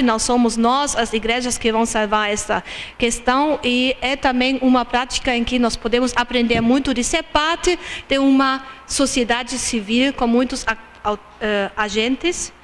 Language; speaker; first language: Portuguese; non-native, fluent; German